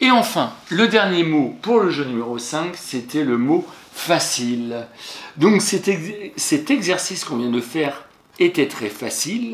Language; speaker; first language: French; native; French